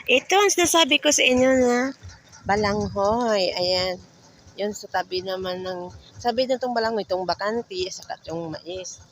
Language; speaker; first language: Filipino; non-native, local second language; Hiligaynon